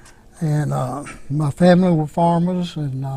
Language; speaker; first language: English; native; English